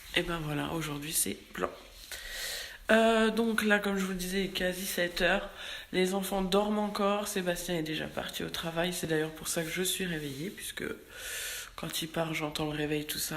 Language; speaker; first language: French; native; French